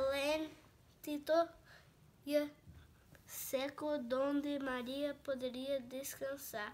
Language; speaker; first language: Spanish; non-native, learner; Portuguese